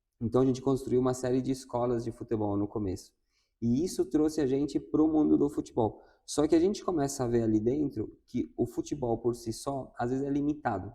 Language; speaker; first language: Portuguese; non-native, fluent; Spanish